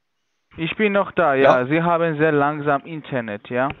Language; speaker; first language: German; non-native, fluent; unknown